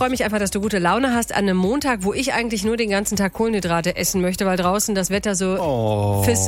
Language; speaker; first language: German; native; German